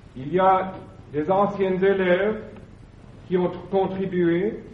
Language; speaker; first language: French; non-native, fluent; English